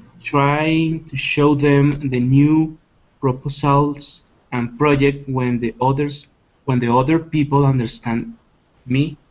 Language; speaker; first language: English; non-native, learner; Spanish